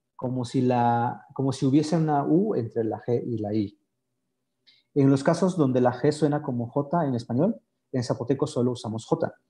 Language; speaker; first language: Spanish; native; Spanish